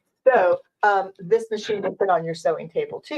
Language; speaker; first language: English; native; English